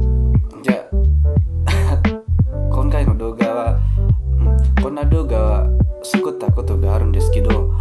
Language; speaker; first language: Japanese; non-native, learner; Indonesian